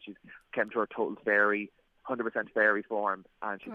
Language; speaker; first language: English; native; English